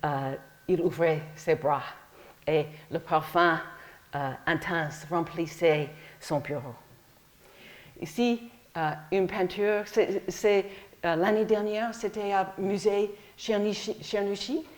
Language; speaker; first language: French; non-native, fluent; English